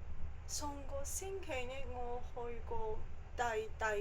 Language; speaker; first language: Cantonese; non-native, fluent; Japanese